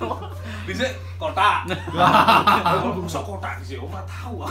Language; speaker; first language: Indonesian; non-native, local second language; Javanese